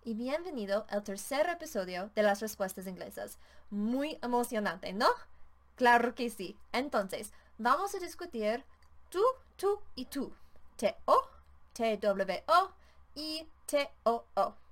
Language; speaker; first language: Spanish; non-native, learner; English